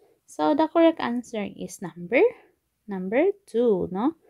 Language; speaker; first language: English; non-native, local second language; Filipino